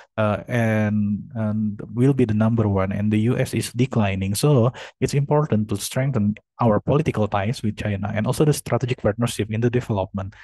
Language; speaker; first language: English; non-native, fluent; Indonesian